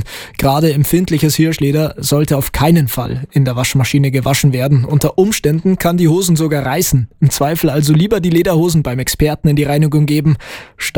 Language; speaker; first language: German; native; German